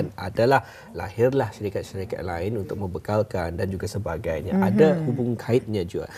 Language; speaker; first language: Malay; native; Malay